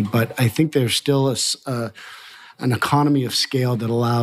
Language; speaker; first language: English; native; English